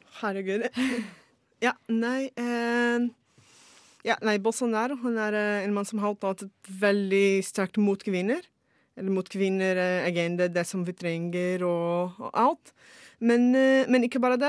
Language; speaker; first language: Norwegian; non-native, fluent; Portuguese